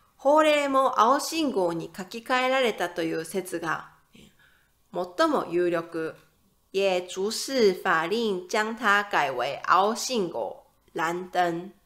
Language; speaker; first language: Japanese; native; Japanese